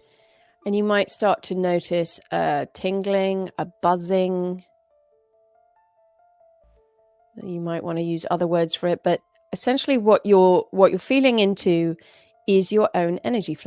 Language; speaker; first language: English; native; English